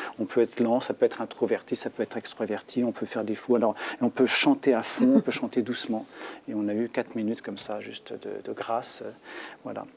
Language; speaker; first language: French; native; French